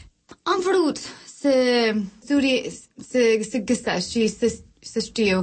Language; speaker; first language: Romanian; non-native, learner; English